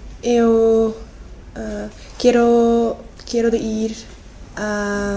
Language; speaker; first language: Portuguese; non-native, learner; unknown